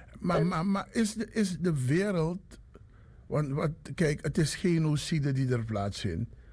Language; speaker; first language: Dutch; native; Dutch